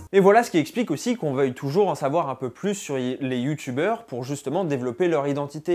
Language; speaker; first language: French; native; French